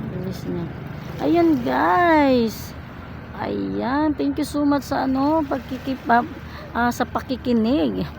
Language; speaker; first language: Filipino; non-native, local second language; Cebuano